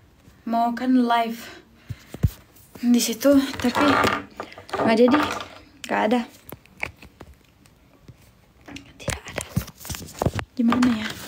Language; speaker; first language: Indonesian; non-native, fluent; Turkish